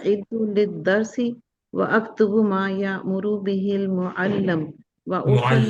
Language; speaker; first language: Arabic; non-native, learner; Urdu